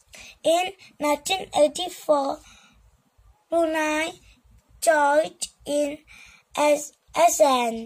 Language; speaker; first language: English; non-native, learner; Vietnamese